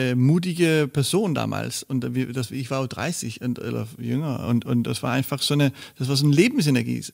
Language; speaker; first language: German; non-native, fluent; Danish